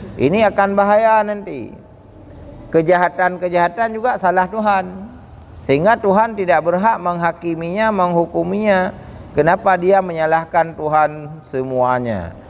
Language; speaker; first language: Malay; non-native, local second language; Achinese